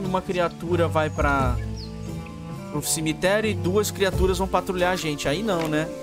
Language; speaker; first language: Portuguese; native; Portuguese